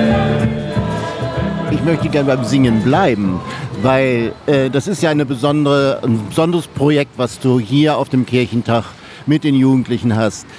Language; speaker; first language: German; native; German